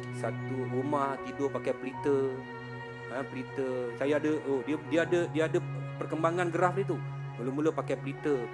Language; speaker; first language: Malay; native; Malay